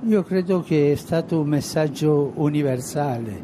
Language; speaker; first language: Italian; non-native, fluent; Spanish